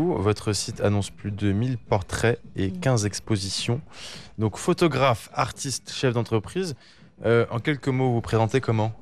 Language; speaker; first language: French; native; French